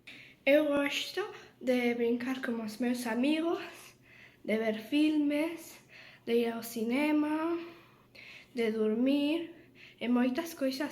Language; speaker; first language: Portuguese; non-native, learner; Galician